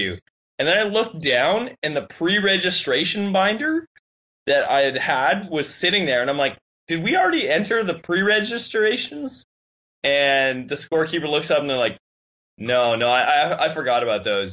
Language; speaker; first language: English; native; English